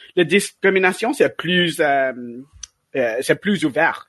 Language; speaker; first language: French; non-native, learner; English